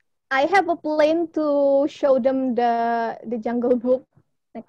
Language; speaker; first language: English; non-native, fluent; Indonesian